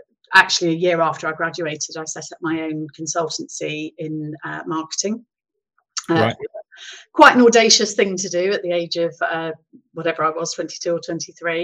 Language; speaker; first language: English; native; English